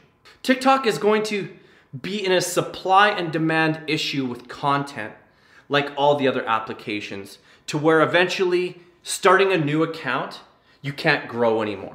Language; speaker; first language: English; native; English